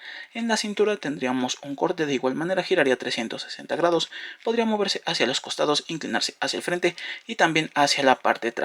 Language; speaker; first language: Spanish; native; Spanish